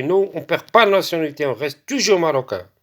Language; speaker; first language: French; non-native, local second language; Arabic